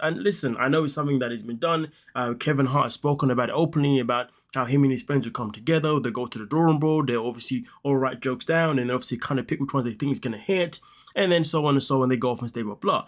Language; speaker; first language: English; native; English